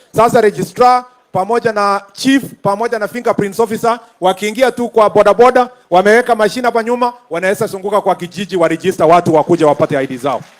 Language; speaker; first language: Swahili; non-native, local second language; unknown